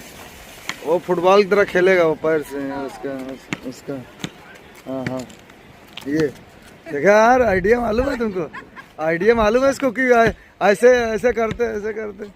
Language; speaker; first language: Hindi; native; Hindi